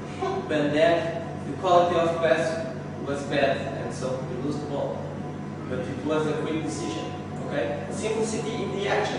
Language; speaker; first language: English; non-native, learner; Portuguese